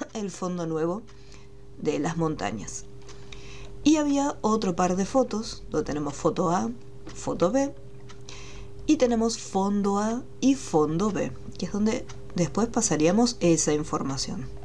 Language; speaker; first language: Spanish; native; Spanish